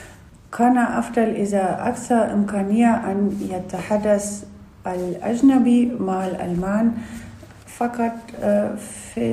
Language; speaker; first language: Arabic; non-native, learner; Russian